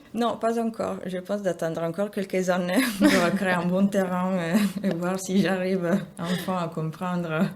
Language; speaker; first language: French; non-native, fluent; Italian